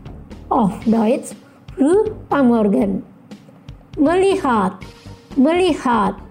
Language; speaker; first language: German; non-native, local second language; Indonesian